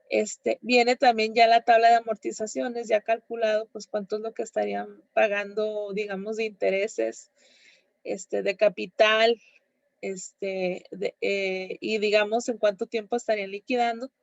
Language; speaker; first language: Spanish; native; Spanish